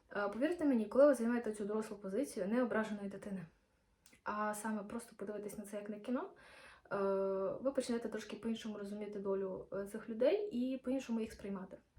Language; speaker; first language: Ukrainian; non-native, local second language; Russian